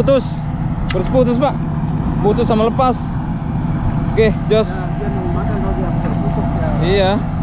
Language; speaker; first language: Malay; non-native, local second language; Javanese